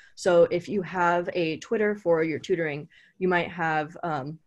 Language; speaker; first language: English; native; English